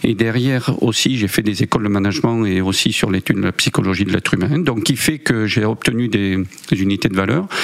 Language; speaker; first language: French; native; French